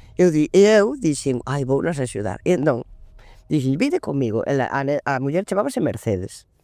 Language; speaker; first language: Galician; non-native, local second language; Spanish